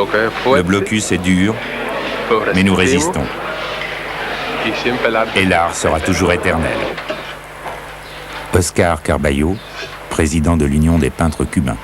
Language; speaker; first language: French; native; French